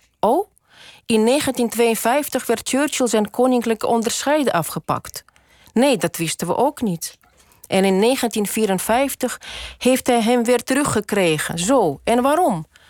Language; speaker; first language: Dutch; non-native, fluent; Russian